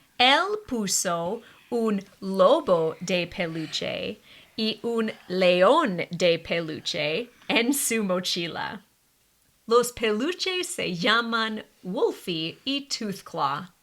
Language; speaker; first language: Spanish; non-native, fluent; English